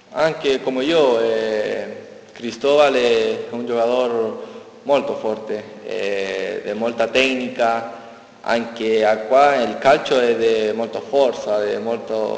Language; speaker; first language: Italian; non-native, learner; Spanish